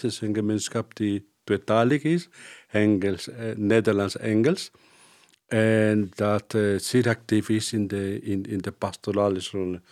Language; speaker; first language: Dutch; non-native, fluent; Spanish